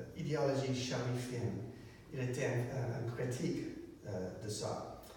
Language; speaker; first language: French; non-native, learner; English